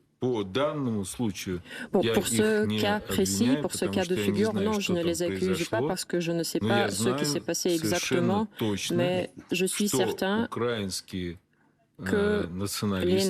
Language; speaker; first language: French; non-native, fluent; Russian